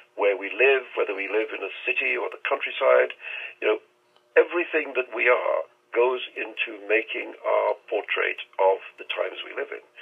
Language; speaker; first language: English; non-native, local second language; Urdu